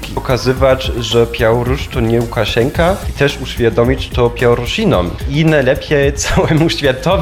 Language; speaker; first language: Polish; non-native, fluent; German